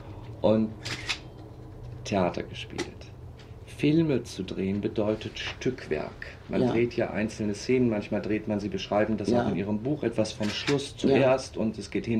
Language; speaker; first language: German; native; German